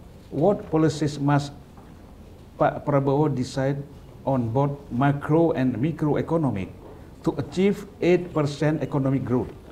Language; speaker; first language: English; non-native, learner; Indonesian